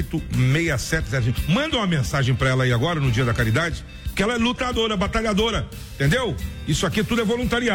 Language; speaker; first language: Portuguese; native; Portuguese